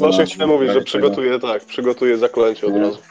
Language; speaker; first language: Polish; native; Polish